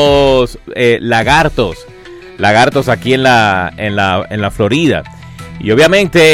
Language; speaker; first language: Spanish; native; Spanish